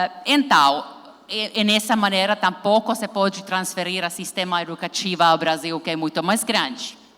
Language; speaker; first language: Portuguese; non-native, learner; Finnish